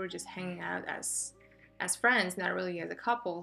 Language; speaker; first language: English; non-native, fluent; Polish